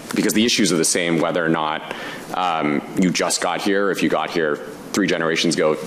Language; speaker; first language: English; native; English